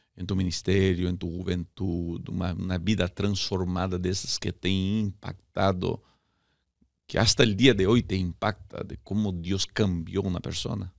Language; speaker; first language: Spanish; early bilingual, heritage; Spanish